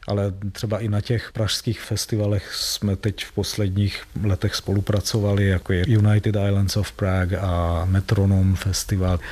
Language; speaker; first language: Czech; non-native, fluent; Hungarian